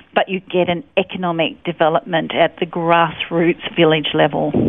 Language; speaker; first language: English; native; English